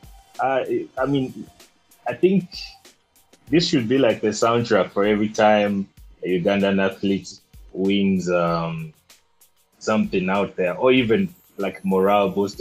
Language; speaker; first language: English; non-native, local second language; Ganda